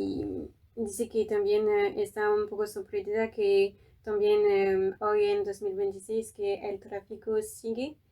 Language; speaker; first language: Spanish; non-native, fluent; French